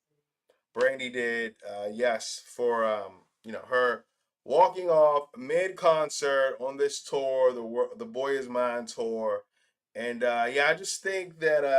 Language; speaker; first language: English; native; English